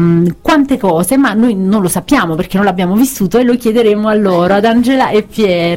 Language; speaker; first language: Italian; native; Italian